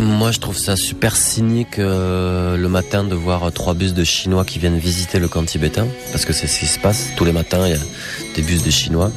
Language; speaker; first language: French; native; French